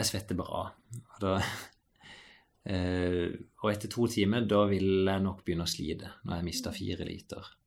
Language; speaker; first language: Norwegian; native; Norwegian